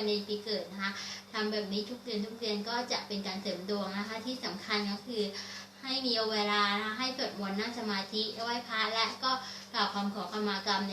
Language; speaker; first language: Thai; native; Thai